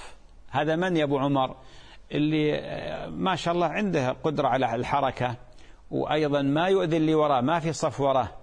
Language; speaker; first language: Arabic; native; Arabic